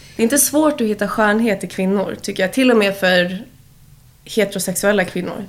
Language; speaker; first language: Swedish; early bilingual, heritage; Swedish